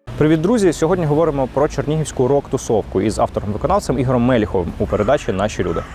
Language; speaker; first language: Ukrainian; non-native, local second language; Russian